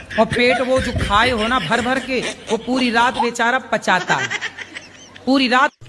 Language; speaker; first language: Hindi; native; Hindi